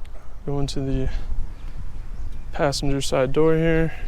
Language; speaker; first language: English; native; English